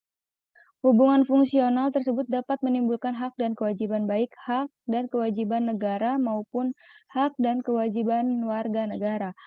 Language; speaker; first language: Indonesian; native; Indonesian